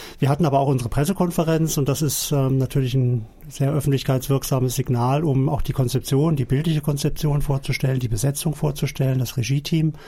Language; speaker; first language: German; native; German